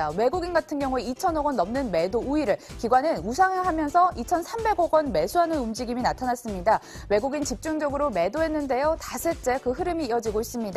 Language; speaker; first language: Korean; native; Korean